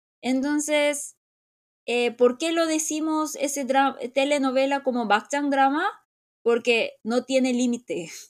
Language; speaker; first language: Spanish; non-native, fluent; Korean